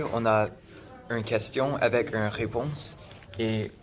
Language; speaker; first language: French; non-native, local second language; English